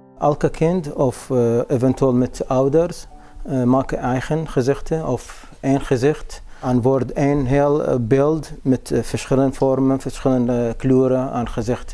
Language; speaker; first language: Dutch; non-native, learner; Arabic